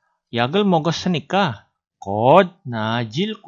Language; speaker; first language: Korean; non-native, fluent; Indonesian